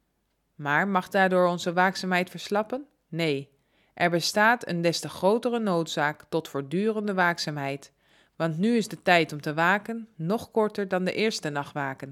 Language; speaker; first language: Dutch; native; Dutch